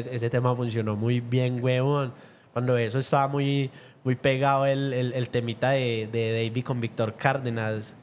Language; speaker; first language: Spanish; native; Spanish